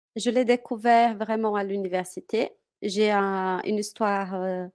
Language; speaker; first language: French; non-native, fluent; Portuguese